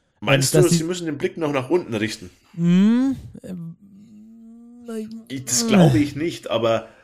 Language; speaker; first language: German; native; German